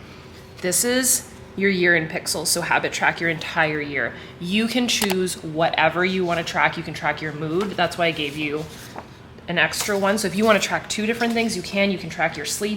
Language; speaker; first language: English; native; English